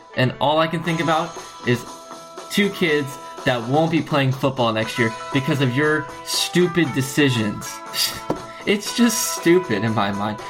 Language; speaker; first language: English; native; English